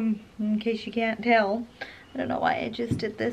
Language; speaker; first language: English; native; English